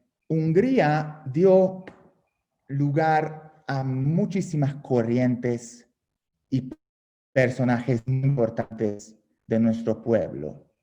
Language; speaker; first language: Spanish; non-native, fluent; Hungarian